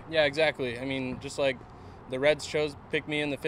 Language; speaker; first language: English; native; English